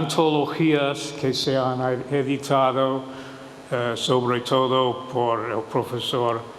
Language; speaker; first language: Spanish; non-native, fluent; English